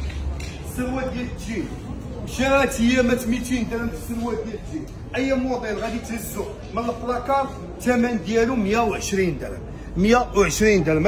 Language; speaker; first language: Arabic; native; Arabic